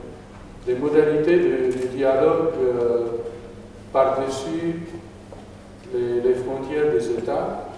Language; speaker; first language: French; non-native, fluent; Romanian